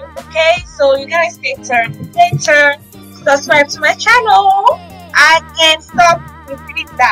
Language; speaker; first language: English; non-native, fluent; French